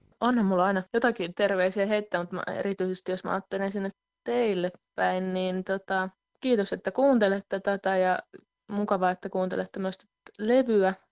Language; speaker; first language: Finnish; native; Finnish